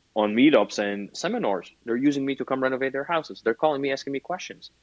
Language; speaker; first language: English; non-native, fluent; Arabic